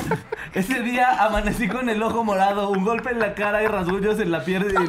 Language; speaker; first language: Spanish; native; Spanish